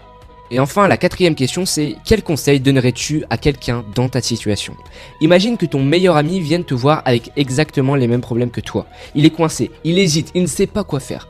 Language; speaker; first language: French; native; French